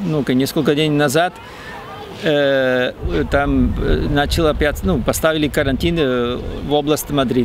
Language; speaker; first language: Russian; non-native, learner; Spanish